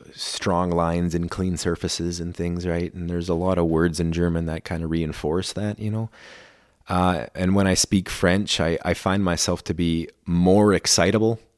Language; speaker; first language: English; non-native, fluent; German